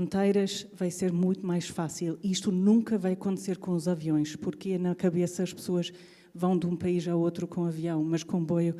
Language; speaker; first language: Portuguese; non-native, fluent; German